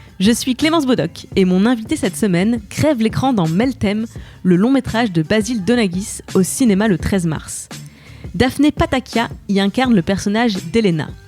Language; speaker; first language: French; native; French